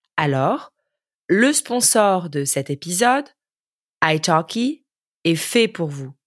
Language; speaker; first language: French; native; French